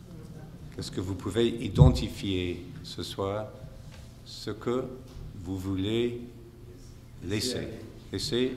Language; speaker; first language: French; non-native, fluent; English